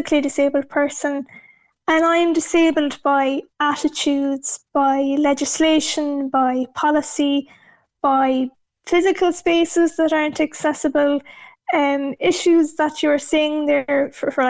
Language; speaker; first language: English; native; English